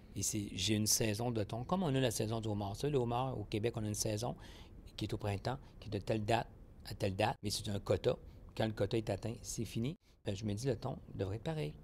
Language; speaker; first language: French; native; French